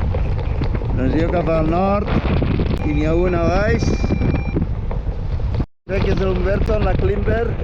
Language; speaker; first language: Catalan; native; Catalan